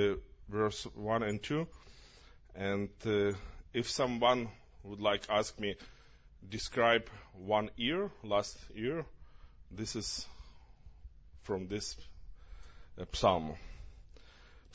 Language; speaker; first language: English; non-native, learner; Ukrainian